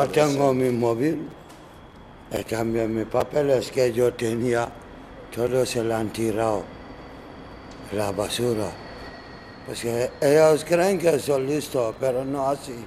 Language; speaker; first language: Spanish; non-native, learner; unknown